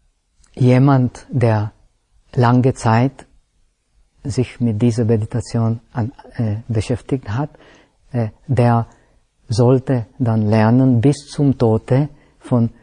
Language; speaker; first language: German; non-native, fluent; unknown